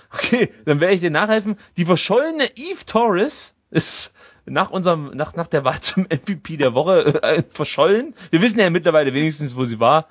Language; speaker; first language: German; native; German